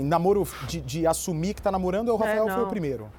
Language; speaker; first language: Portuguese; native; Portuguese